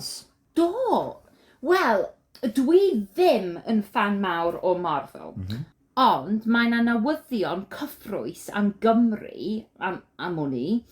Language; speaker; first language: Welsh; non-native, learner; English